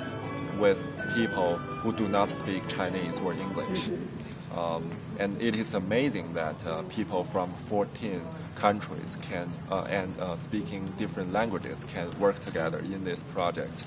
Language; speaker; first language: English; non-native, fluent; Chinese